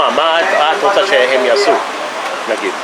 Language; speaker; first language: Hebrew; non-native, fluent; English